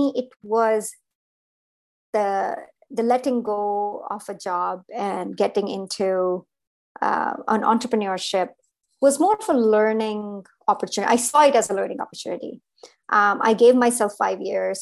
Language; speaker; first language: English; non-native, local second language; Hindi